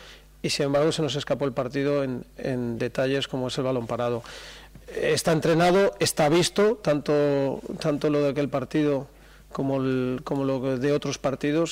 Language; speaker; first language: Spanish; native; Spanish